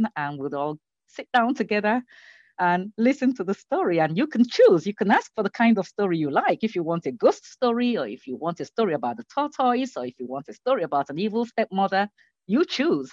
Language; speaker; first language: English; non-native, local second language; Igbo